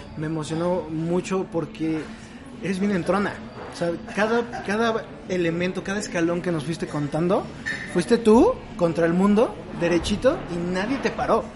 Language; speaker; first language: Spanish; native; Spanish